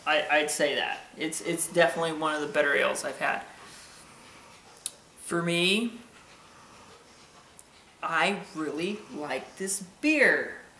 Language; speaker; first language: English; native; English